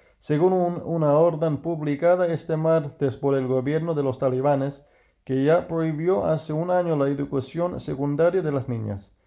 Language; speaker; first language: Spanish; non-native, fluent; English